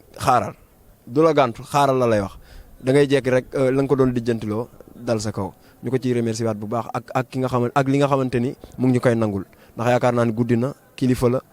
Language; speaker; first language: Wolof; native; Wolof